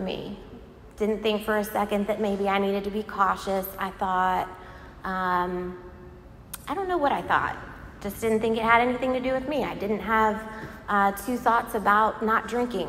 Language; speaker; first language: English; native; English